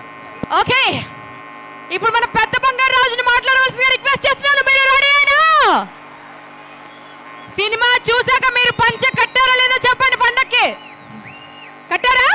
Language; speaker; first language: Telugu; native; Telugu